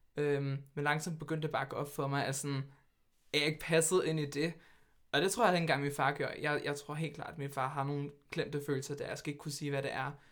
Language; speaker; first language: Danish; native; Danish